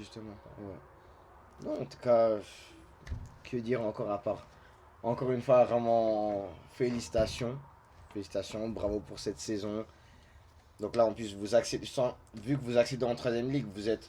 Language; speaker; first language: French; native; French